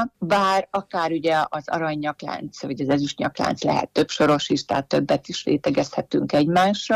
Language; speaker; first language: Hungarian; native; Hungarian